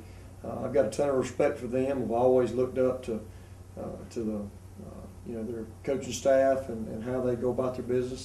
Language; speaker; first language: English; native; English